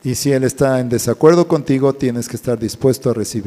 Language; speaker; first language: Spanish; native; Spanish